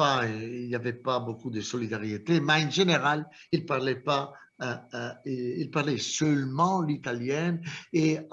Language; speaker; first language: French; non-native, fluent; Italian